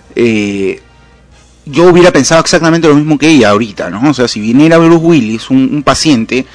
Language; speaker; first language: Spanish; native; Spanish